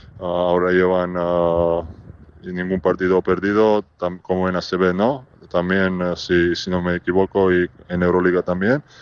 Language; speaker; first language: Spanish; non-native, fluent; Georgian